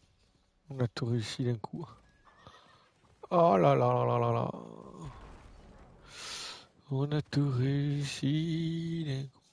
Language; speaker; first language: French; native; French